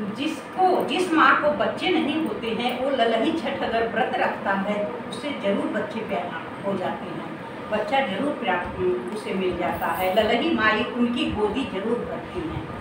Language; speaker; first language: Hindi; native; Hindi